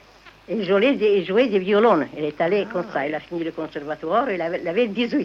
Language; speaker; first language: French; non-native, fluent; Italian